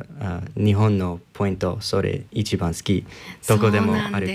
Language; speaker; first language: Japanese; non-native, learner; English